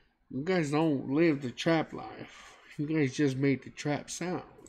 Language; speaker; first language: English; early bilingual, other home language; Spanish